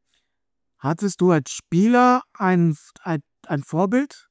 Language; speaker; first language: German; native; German